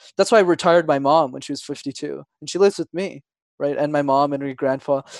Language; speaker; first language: English; non-native, fluent; Tamil